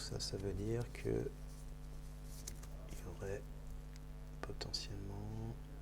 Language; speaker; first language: French; native; French